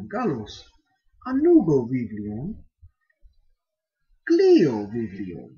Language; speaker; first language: Greek; non-native, fluent; English